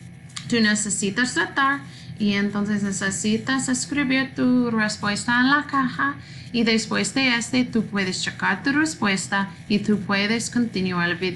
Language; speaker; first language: Spanish; non-native, learner; English